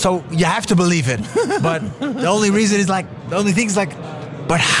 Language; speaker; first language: English; non-native, fluent; Dutch